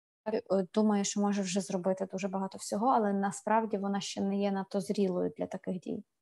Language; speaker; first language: Ukrainian; native; Ukrainian